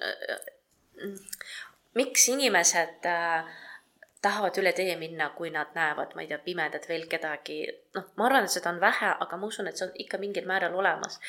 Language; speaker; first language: Estonian; non-native, local second language; Russian